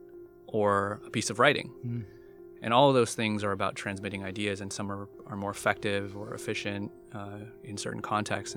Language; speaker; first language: English; native; English